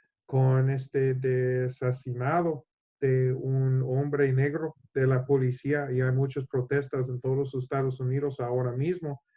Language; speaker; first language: Spanish; non-native, learner; English